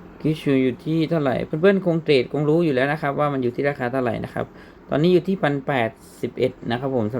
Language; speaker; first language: Thai; native; Thai